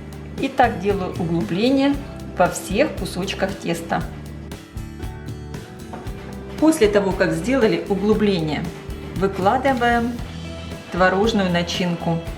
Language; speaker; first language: Russian; native; Russian